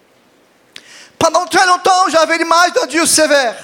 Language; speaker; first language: French; non-native, fluent; Portuguese